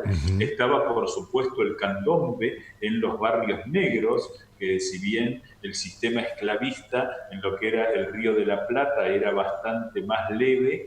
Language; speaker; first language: Spanish; native; Spanish